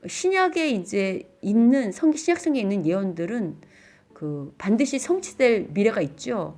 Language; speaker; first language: Korean; native; Korean